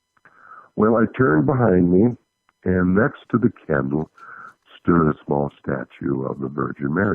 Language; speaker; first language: English; native; English